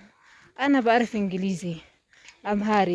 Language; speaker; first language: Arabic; non-native, learner; Amharic